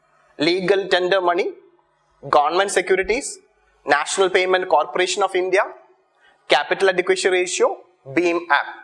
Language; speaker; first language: English; non-native, local second language; Malayalam